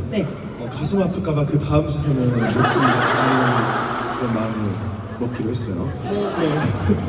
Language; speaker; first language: Korean; native; Korean